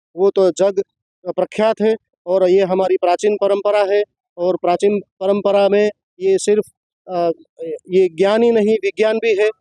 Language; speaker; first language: Hindi; non-native, local second language; Gujarati